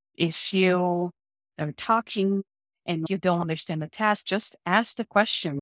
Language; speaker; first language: English; non-native, fluent; Portuguese